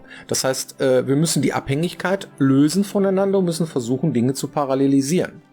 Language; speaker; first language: German; native; German